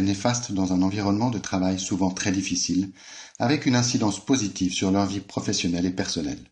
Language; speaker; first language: French; native; French